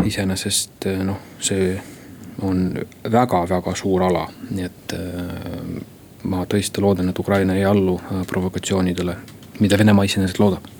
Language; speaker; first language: Estonian; non-native, local second language; Russian